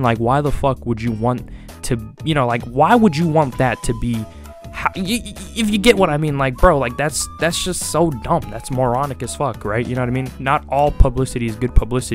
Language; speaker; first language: English; native; English